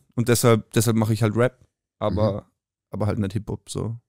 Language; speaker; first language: German; native; German